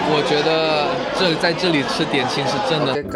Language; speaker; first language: Chinese; non-native, fluent; Indonesian